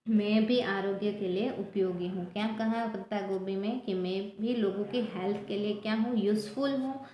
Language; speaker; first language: Hindi; non-native, local second language; Gujarati